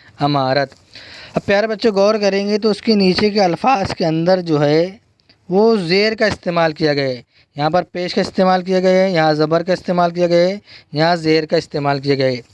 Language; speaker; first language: Urdu; native; Urdu